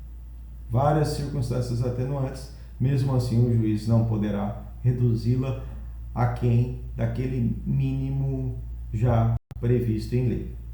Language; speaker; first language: Portuguese; native; Portuguese